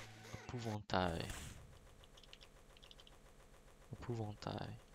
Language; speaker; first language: French; non-native, learner; English